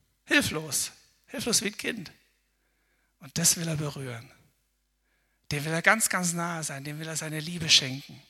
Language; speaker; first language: German; native; German